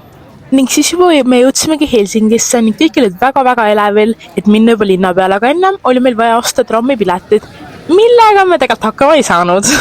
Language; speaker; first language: Estonian; native; Estonian